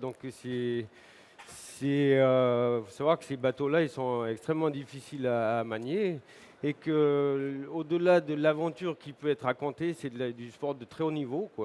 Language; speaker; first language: French; native; French